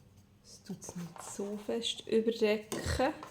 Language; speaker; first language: German; native; German